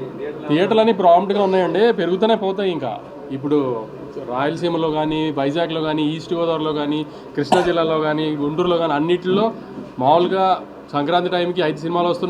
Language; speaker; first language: Telugu; native; Telugu